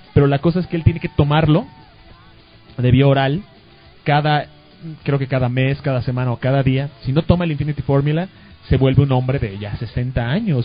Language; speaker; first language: Spanish; native; Spanish